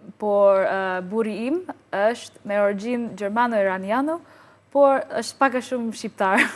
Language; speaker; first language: Albanian; non-native, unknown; English